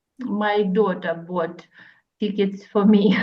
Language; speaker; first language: English; non-native, learner; Russian